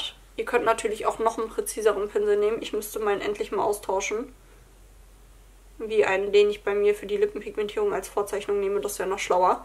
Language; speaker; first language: German; native; German